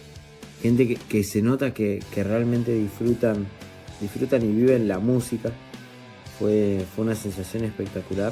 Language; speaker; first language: Spanish; native; Spanish